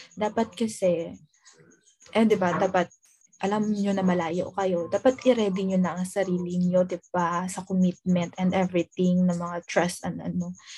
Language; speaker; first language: Filipino; non-native, local second language; Hiligaynon